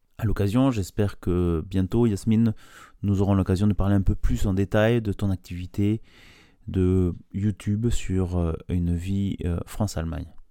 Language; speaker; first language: French; native; French